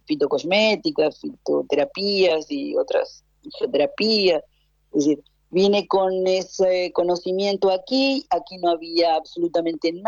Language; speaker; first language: Spanish; native; Spanish